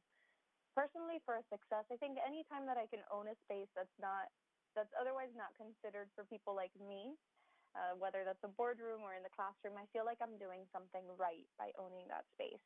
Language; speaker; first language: English; native; English